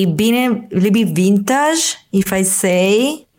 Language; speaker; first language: English; non-native, fluent; Italian